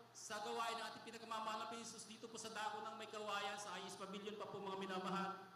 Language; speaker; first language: Filipino; non-native, local second language; Bikol